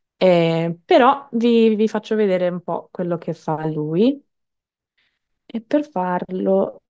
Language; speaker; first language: Italian; non-native, fluent; English